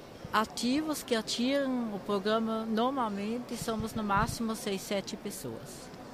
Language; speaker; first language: Portuguese; non-native, fluent; German